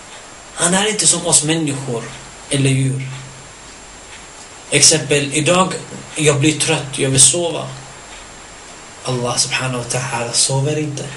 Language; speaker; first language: Swedish; early bilingual, other home language; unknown